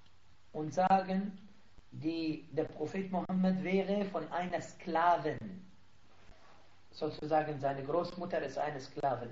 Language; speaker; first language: German; non-native, fluent; Arabic